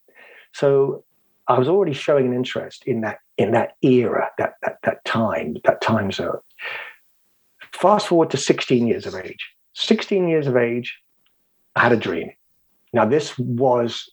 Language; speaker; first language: English; native; English